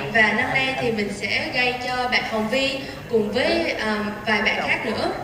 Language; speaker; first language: Vietnamese; early bilingual, heritage; Vietnamese